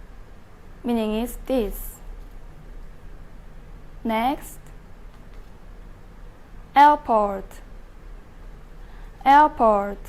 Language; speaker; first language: English; non-native, learner; Indonesian